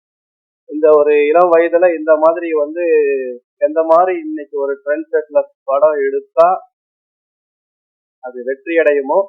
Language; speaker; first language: Tamil; native; Tamil